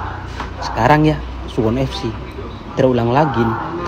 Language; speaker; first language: Indonesian; native; Indonesian